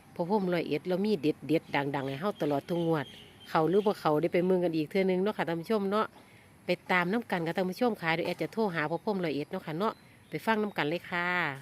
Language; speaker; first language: Thai; native; Thai